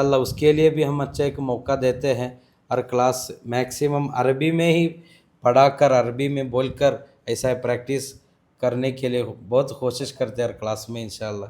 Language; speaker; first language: Hindi; non-native, local second language; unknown